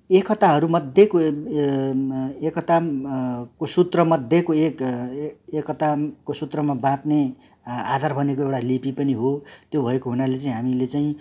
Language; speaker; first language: Nepali; non-native, local second language; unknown